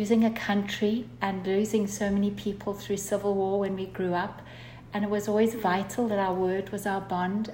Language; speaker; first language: English; native; English